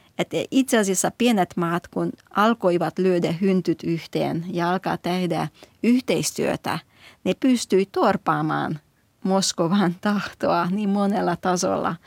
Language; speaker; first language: Finnish; non-native, fluent; Hungarian